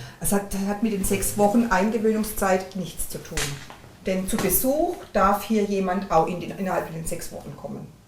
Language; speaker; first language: German; native; German